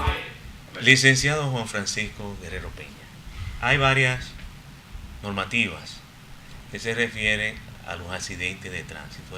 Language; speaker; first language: Spanish; native; Spanish